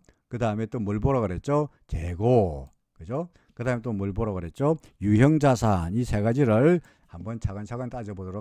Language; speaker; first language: Korean; native; Korean